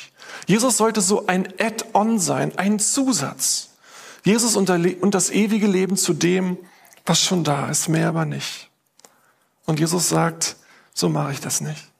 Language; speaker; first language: German; native; German